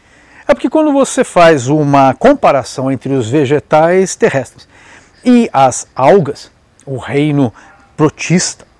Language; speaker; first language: Portuguese; native; Portuguese